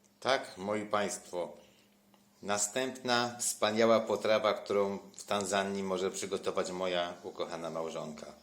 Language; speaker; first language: Polish; native; Polish